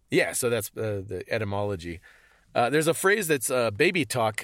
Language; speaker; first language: English; native; English